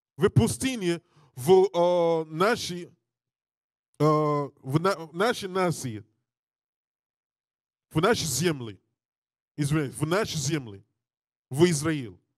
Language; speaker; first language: Russian; non-native, learner; English